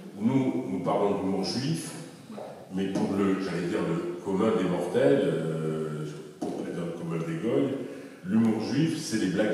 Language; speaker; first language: French; native; French